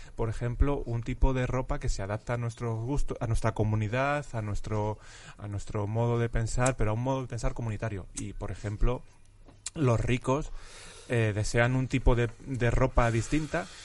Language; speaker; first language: Spanish; native; Spanish